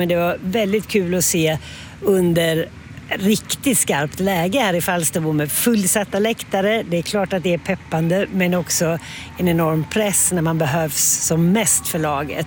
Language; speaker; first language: Swedish; native; Swedish